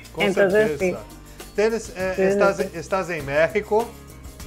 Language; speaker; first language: Spanish; non-native, learner; Portuguese